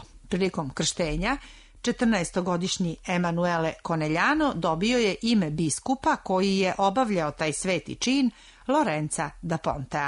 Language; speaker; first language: Serbian; native; Serbian